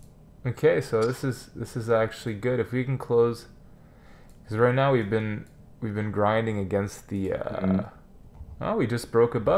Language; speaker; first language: English; native; English